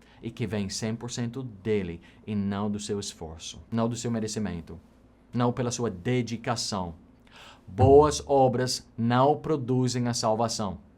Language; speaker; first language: Portuguese; non-native, fluent; English